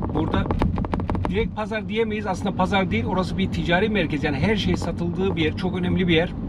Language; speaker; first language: Turkish; native; Turkish